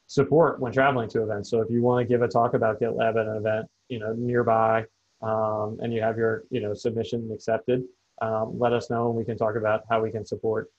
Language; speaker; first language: English; native; English